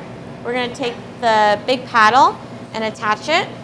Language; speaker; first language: English; native; English